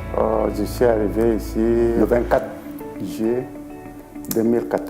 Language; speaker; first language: French; non-native, local second language; Sango